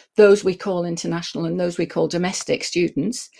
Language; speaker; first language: English; native; English